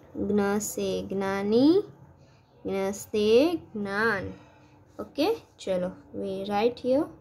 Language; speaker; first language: Hindi; non-native, local second language; Gujarati